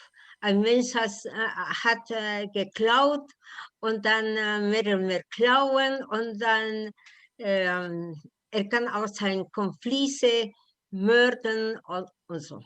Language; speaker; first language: German; non-native, learner; Spanish